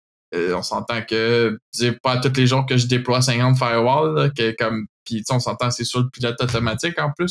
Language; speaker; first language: French; native; French